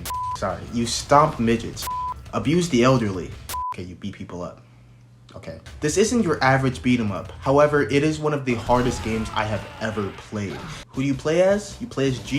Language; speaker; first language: English; native; English